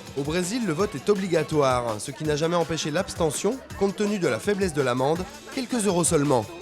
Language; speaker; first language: French; native; French